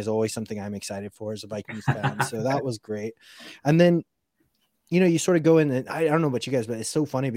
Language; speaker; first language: English; native; English